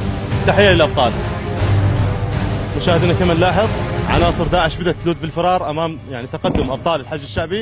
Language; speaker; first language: Arabic; native; Arabic